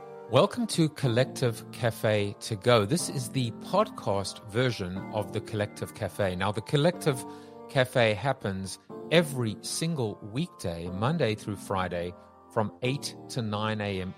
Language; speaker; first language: English; native; English